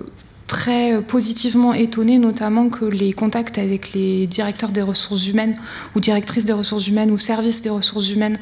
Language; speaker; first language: French; native; French